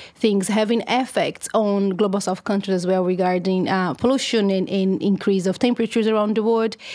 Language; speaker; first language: English; non-native, fluent; Portuguese